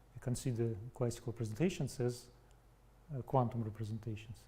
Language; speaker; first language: English; non-native, fluent; Russian